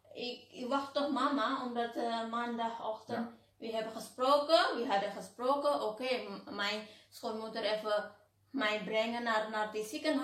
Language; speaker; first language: Dutch; non-native, learner; Indonesian